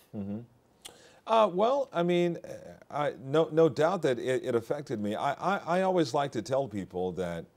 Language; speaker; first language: English; native; English